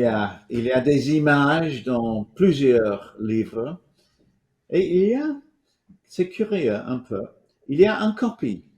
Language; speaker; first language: French; non-native, fluent; English